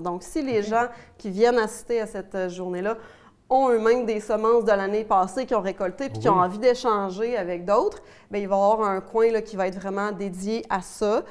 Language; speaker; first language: French; native; French